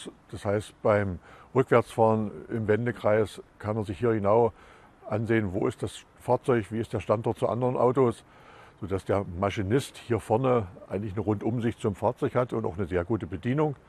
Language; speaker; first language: German; native; German